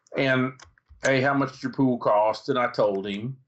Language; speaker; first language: English; native; English